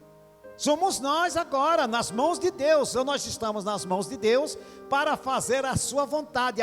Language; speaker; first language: Portuguese; native; Portuguese